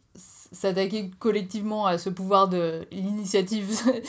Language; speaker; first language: French; native; French